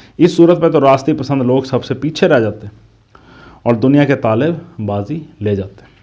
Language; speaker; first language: Urdu; native; Urdu